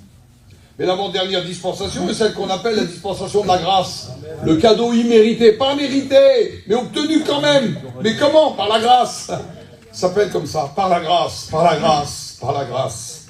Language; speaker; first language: French; native; French